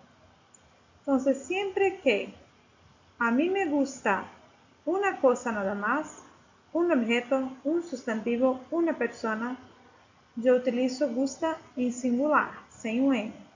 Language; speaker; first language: Spanish; non-native, fluent; Portuguese